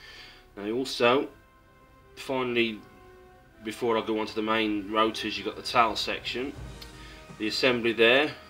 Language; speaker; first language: English; native; English